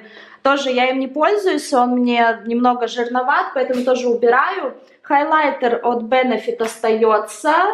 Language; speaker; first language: Russian; native; Russian